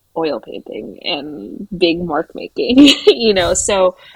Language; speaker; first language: English; native; English